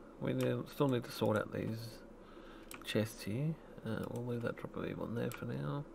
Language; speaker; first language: English; native; English